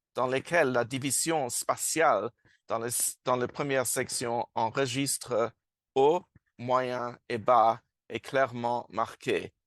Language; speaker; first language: French; non-native, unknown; English